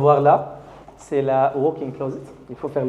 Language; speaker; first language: French; non-native, learner; Arabic